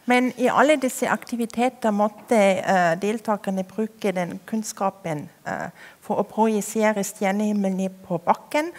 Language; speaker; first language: Norwegian; non-native, fluent; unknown